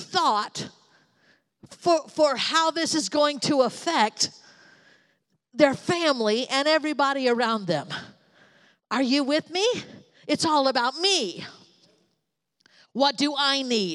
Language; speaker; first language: English; native; English